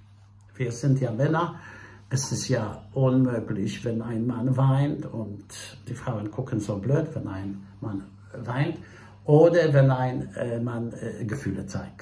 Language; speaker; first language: German; non-native, fluent; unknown